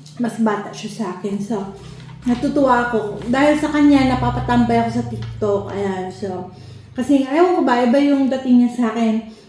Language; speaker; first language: Filipino; non-native, local second language; Cebuano